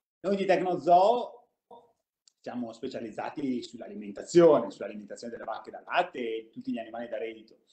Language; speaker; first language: Italian; native; Italian